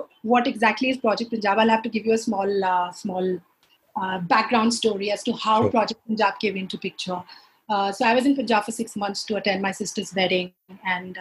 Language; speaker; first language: English; non-native, local second language; Punjabi